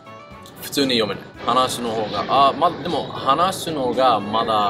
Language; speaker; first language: Japanese; early bilingual, heritage; English